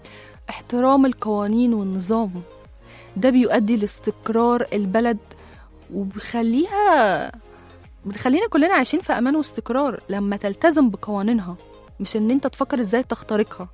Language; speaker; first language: Arabic; native; Arabic